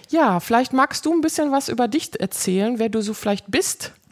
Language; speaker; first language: German; native; German